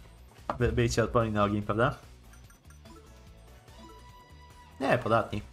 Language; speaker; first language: Polish; native; Polish